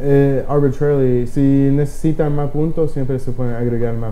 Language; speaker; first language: Spanish; early bilingual, heritage; Spanish